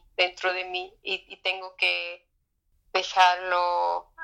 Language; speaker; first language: Spanish; non-native, fluent; German